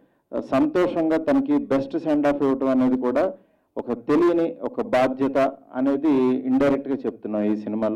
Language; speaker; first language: Telugu; native; Telugu